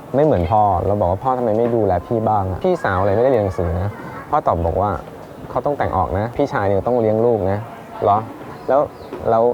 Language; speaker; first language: Thai; native; Thai